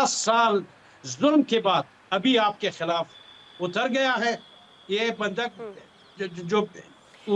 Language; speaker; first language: Hindi; non-native, learner; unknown